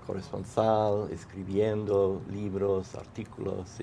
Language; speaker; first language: Spanish; non-native, fluent; English